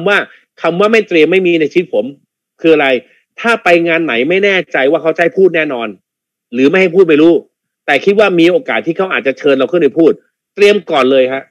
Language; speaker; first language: Thai; native; Thai